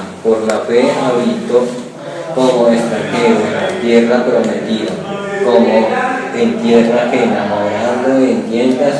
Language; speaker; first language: Spanish; native; Spanish